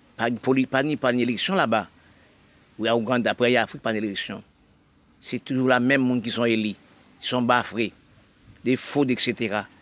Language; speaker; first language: French; non-native, local second language; Haitian Creole